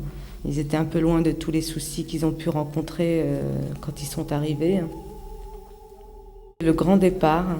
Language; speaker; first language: French; early bilingual, other home language; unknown